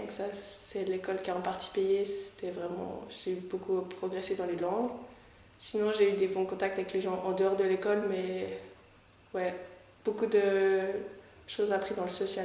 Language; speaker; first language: French; native; French